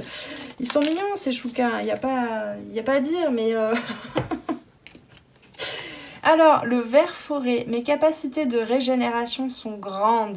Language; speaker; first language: French; native; French